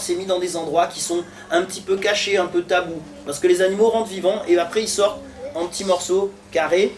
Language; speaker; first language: French; native; French